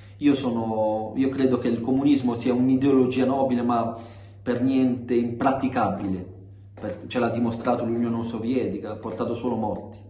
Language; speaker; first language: Italian; early bilingual, other home language; Arabic